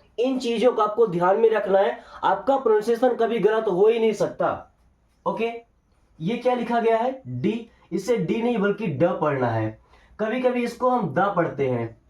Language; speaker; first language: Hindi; native; Hindi